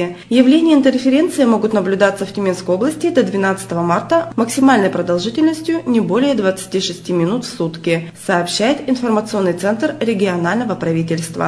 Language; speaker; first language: Russian; native; Russian